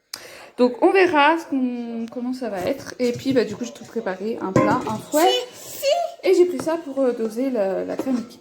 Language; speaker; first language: French; native; French